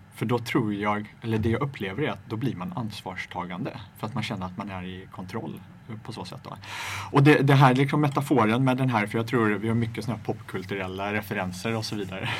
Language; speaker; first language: Swedish; native; Swedish